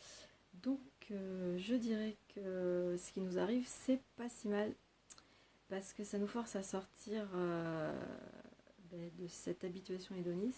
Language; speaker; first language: French; native; French